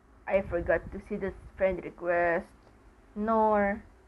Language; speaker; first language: English; non-native, local second language; Filipino